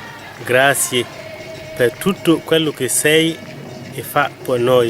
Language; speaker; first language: Italian; non-native, fluent; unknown